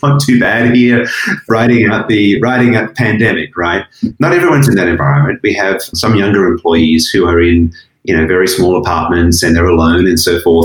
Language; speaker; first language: English; native; English